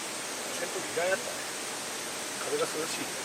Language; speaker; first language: Japanese; native; Japanese